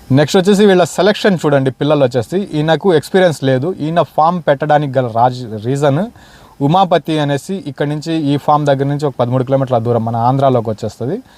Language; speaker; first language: Telugu; non-native, local second language; Urdu